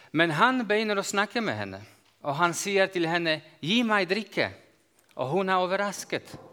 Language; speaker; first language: Norwegian; non-native, fluent; Slovak